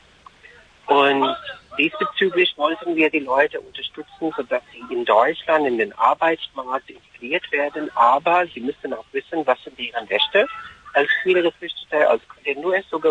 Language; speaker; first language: German; non-native, fluent; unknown